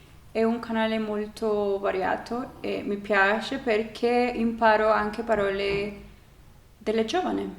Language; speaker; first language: Italian; non-native, learner; Spanish